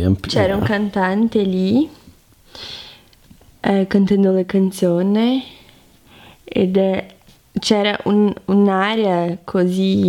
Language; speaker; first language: Italian; non-native, fluent; Portuguese